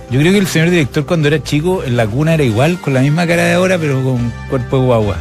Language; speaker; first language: Spanish; native; Spanish